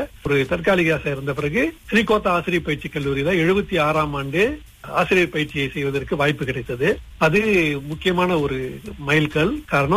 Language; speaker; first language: Tamil; early bilingual, heritage; Tamil